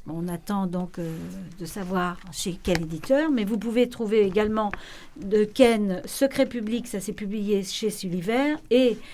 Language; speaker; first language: French; native; French